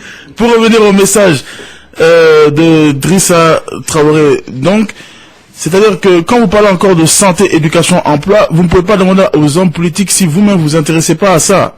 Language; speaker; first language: French; non-native, local second language; Bambara